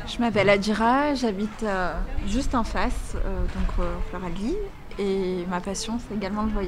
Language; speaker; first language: French; native; French